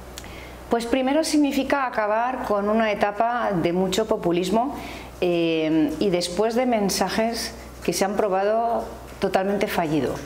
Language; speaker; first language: Spanish; native; Spanish